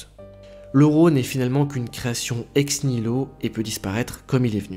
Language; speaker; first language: French; native; French